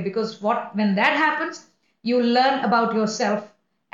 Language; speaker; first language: English; non-native, local second language; Hindi